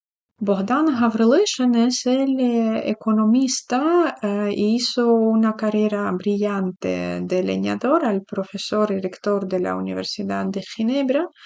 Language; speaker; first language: Spanish; non-native, fluent; Ukrainian